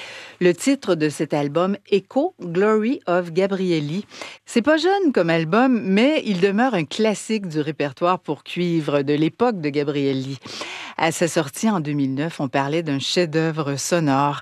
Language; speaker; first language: French; native; French